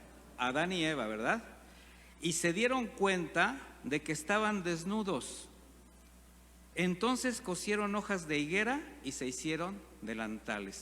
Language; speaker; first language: Spanish; native; Spanish